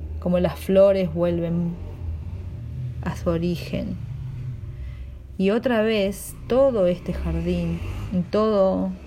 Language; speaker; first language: Spanish; native; Spanish